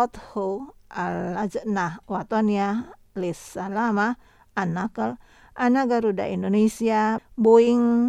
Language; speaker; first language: Arabic; non-native, fluent; Indonesian